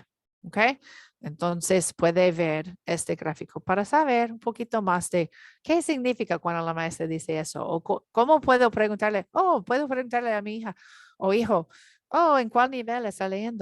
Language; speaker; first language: Spanish; non-native, learner; English